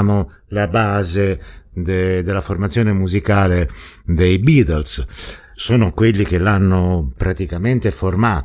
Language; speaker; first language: Italian; native; Italian